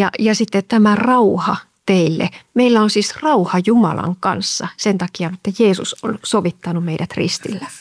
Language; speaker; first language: Finnish; native; Finnish